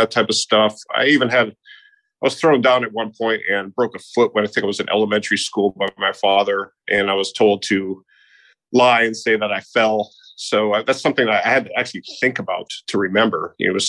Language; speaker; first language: English; native; English